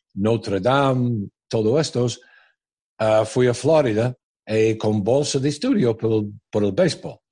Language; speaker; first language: Spanish; non-native, fluent; English